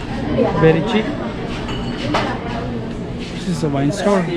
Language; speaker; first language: English; non-native, learner; Sinhala